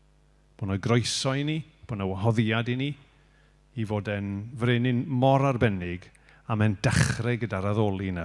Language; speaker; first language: Welsh; native; Welsh